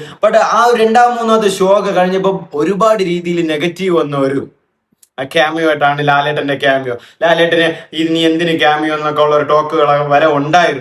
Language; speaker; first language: Malayalam; native; Malayalam